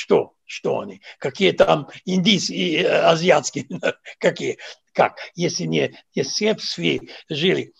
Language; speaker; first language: Russian; non-native, fluent; Serbian